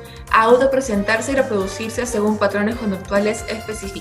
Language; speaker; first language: Spanish; native; Spanish